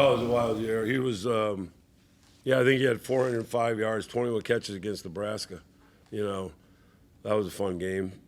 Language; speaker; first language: English; native; English